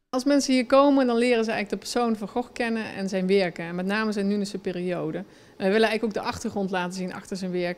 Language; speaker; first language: Dutch; native; Dutch